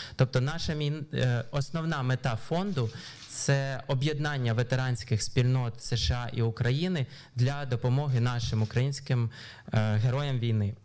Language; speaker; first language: Ukrainian; native; Ukrainian